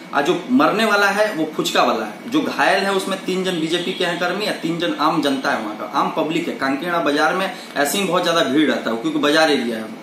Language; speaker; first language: Hindi; native; Hindi